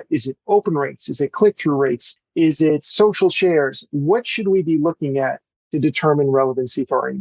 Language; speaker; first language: English; native; English